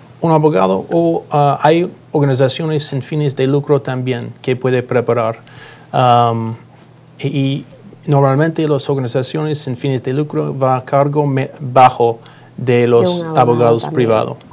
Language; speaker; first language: Spanish; non-native, learner; English